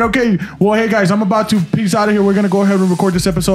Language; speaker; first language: English; early bilingual, other home language; Spanish